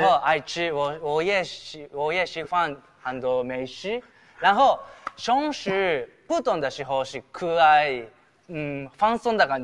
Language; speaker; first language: Chinese; non-native, learner; Japanese